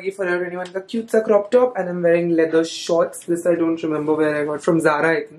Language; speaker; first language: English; non-native, local second language; Hindi